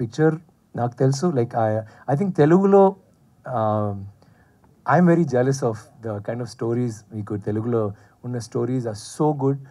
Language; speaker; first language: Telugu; non-native, learner; Tamil